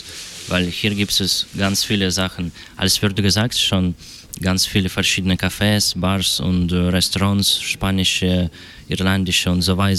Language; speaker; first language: German; non-native, learner; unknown